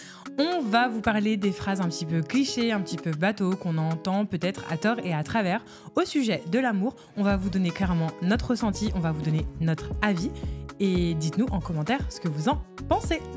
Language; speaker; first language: French; native; French